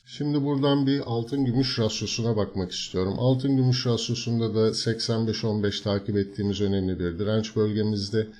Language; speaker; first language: Turkish; native; Turkish